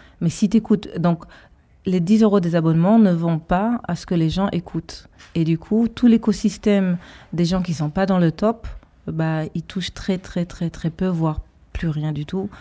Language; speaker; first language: French; early bilingual, heritage; Hebrew